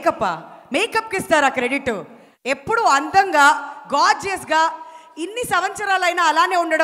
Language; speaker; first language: Telugu; native; Telugu